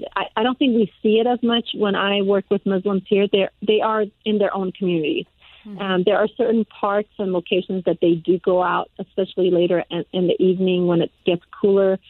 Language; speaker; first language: English; early bilingual, other home language; Persian